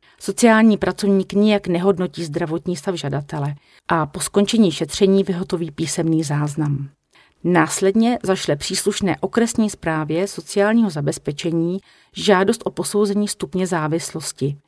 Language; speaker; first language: Czech; native; Czech